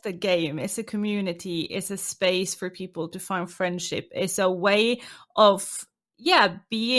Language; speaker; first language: English; non-native, fluent; Norwegian